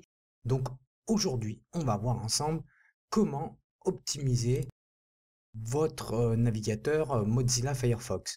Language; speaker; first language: French; native; French